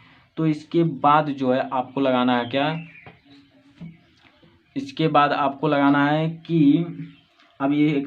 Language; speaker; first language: Hindi; native; Hindi